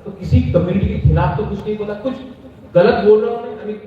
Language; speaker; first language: Hindi; non-native, local second language; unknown